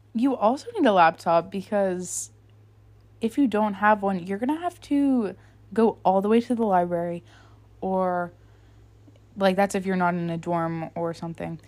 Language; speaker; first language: English; native; English